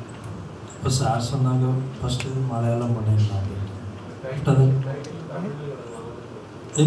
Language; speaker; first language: Malayalam; non-native, learner; Tamil